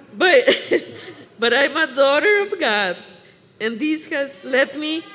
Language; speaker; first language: English; non-native, fluent; Spanish